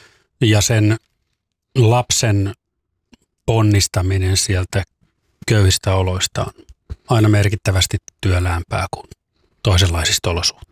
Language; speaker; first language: Finnish; native; Finnish